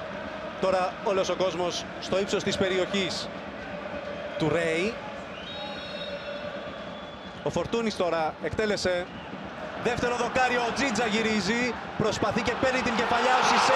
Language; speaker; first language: Greek; native; Greek